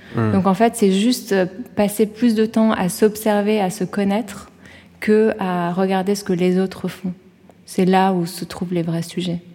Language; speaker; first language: French; early bilingual, other home language; Persian